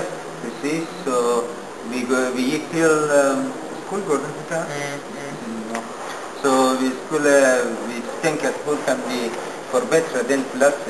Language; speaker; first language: Swedish; non-native, fluent; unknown